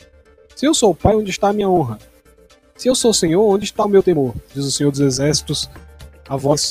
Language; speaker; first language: Portuguese; native; Portuguese